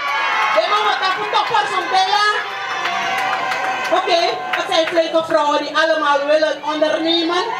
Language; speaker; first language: Dutch; non-native, local second language; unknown